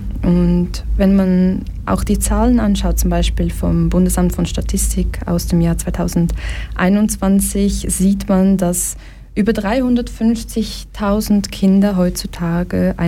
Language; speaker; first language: German; early bilingual, other home language; Portuguese